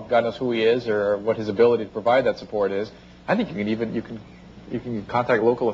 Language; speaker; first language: English; native; English